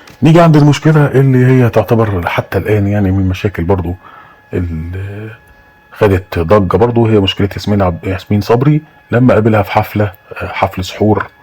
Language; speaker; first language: Arabic; native; Arabic